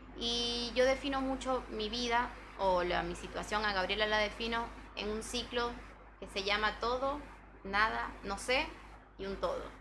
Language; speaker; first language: Spanish; native; Spanish